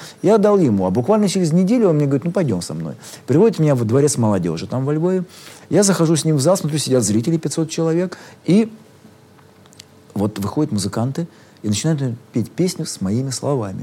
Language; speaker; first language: Russian; native; Russian